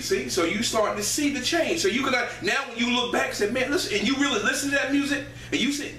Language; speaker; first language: English; native; English